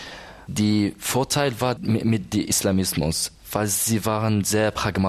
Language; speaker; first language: German; non-native, learner; Arabic